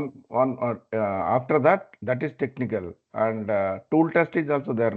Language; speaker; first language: English; non-native, learner; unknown